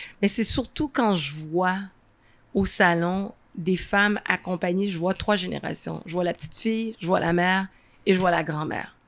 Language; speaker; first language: French; native; French